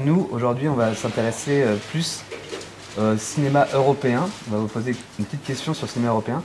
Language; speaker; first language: French; native; French